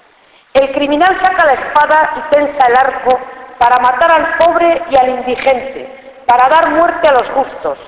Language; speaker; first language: Spanish; native; Spanish